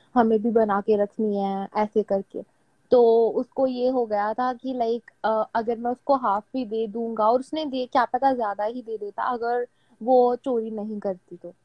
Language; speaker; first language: Hindi; native; Hindi